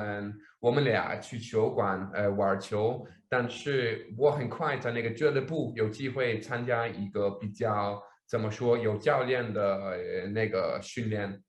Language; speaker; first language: Chinese; non-native, fluent; Danish